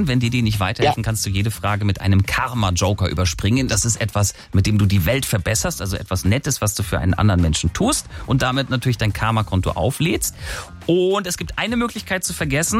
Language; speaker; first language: German; native; German